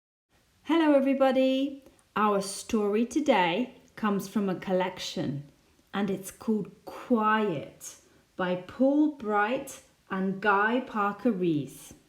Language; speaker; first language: English; non-native, fluent; Spanish